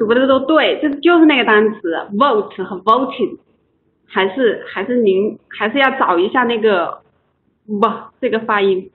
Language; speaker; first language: Chinese; native; Chinese